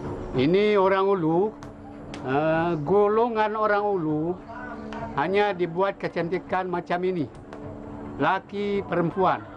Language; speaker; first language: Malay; non-native, local second language; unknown